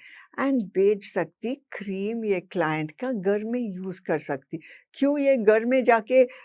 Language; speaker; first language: Hindi; non-native, local second language; English